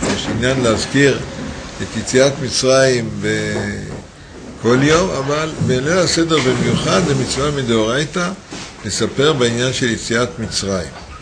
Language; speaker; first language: Hebrew; native; Hebrew